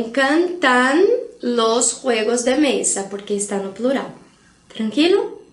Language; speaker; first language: Spanish; non-native, fluent; Portuguese